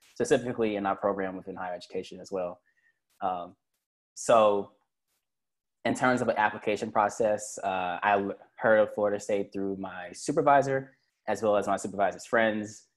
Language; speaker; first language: English; native; English